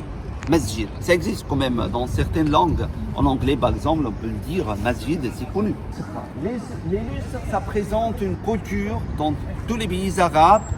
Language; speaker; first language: French; non-native, fluent; Arabic